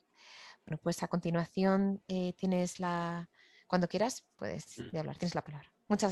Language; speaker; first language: Spanish; native; Spanish